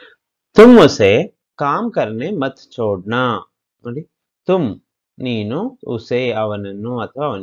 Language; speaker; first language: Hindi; non-native, local second language; Kannada